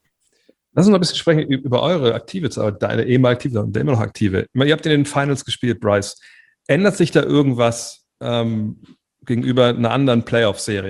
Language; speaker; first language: German; native; German